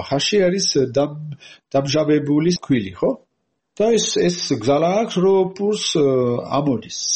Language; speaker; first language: Georgian; non-native, learner; French